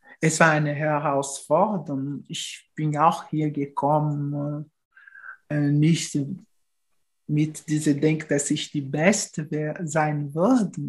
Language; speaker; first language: German; non-native, fluent; Portuguese